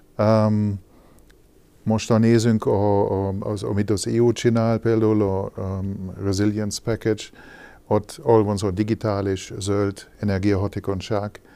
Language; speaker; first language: Hungarian; non-native, learner; German